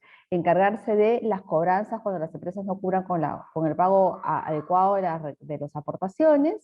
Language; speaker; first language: Spanish; native; Spanish